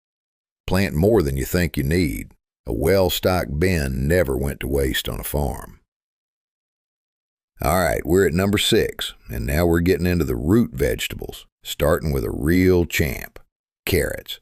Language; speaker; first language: English; native; English